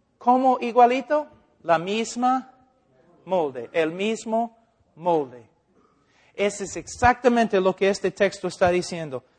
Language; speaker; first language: Spanish; non-native, fluent; English